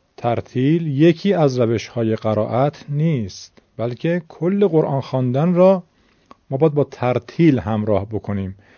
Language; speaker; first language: Persian; native; Persian